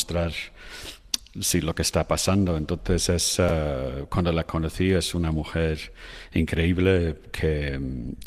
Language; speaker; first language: Spanish; non-native, fluent; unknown